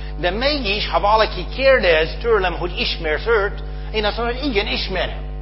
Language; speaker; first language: Hungarian; non-native, fluent; English